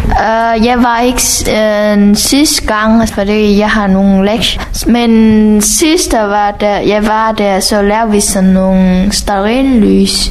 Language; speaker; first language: Danish; non-native, fluent; Vietnamese